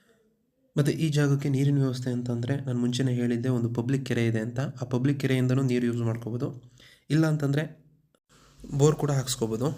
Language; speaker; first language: Kannada; native; Kannada